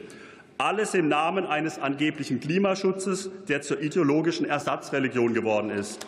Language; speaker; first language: German; native; German